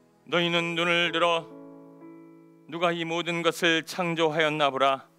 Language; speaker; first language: Korean; native; Korean